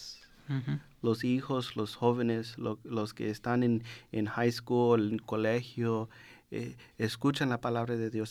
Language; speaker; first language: Spanish; non-native, learner; English